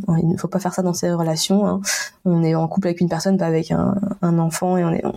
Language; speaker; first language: French; native; French